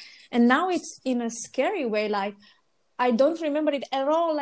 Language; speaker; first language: English; non-native, fluent; Romanian